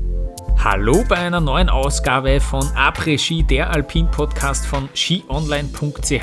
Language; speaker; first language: German; native; German